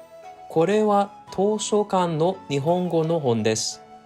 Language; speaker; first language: Japanese; non-native, learner; English